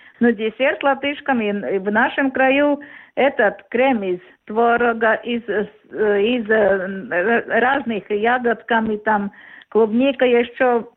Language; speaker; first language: Russian; non-native, local second language; Latvian